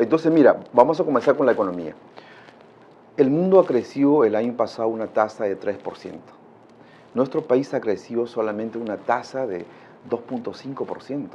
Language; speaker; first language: Spanish; non-native, local second language; Shipibo-Conibo